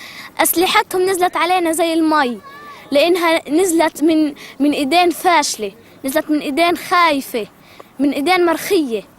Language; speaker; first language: Arabic; native; Arabic